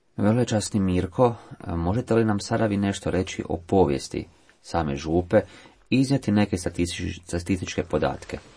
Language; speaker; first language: Croatian; native; Croatian